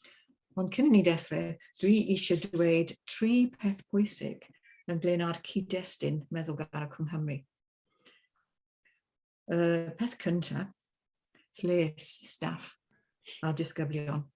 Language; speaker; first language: Welsh; non-native, learner; English